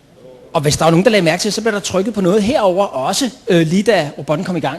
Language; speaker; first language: Danish; native; Danish